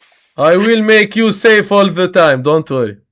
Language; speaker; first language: English; non-native, learner; Arabic